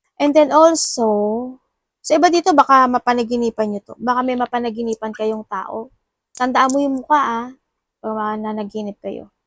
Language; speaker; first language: Filipino; native; Filipino